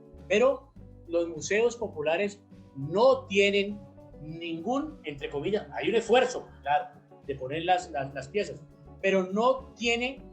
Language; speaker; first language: Spanish; native; Spanish